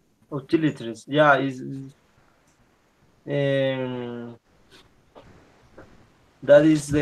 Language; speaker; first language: English; non-native, learner; Spanish